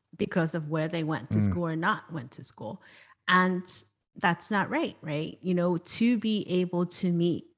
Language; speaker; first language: English; non-native, local second language; Cantonese